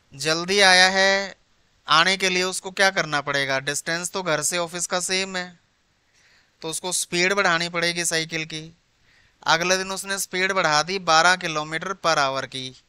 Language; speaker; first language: Hindi; non-native, local second language; Punjabi